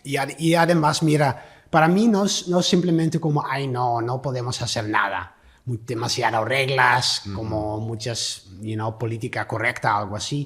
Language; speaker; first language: Spanish; non-native, learner; Dutch